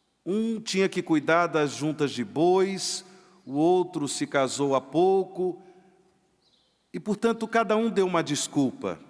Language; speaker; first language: Portuguese; native; Portuguese